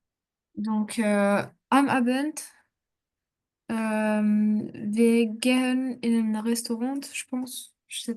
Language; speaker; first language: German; non-native, learner; French